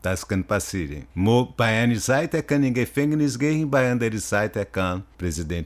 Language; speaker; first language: German; non-native, learner; Portuguese